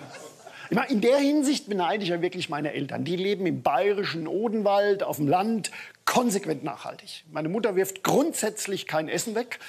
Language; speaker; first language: German; native; German